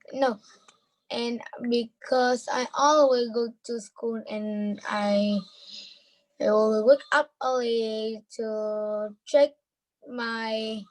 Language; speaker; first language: English; non-native, learner; Vietnamese